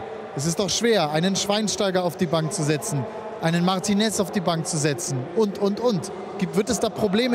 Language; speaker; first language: German; native; German